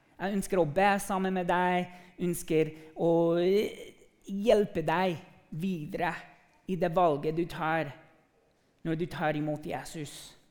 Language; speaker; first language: Norwegian; non-native, fluent; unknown